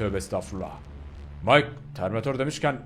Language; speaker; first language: Turkish; native; Turkish